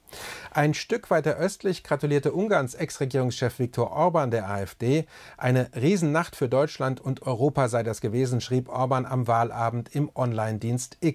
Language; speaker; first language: German; native; German